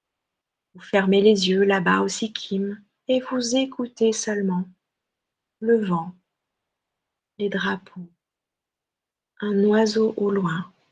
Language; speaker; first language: French; native; French